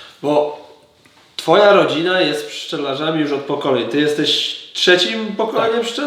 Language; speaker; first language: Polish; native; Polish